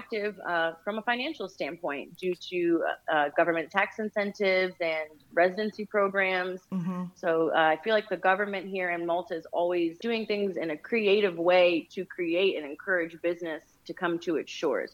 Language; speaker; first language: English; native; English